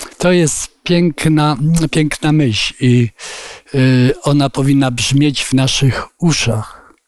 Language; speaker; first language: Polish; native; Polish